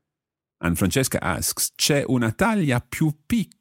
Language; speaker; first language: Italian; non-native, fluent; English